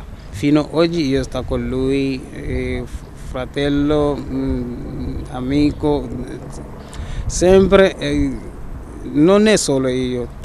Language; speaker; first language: Italian; non-native, learner; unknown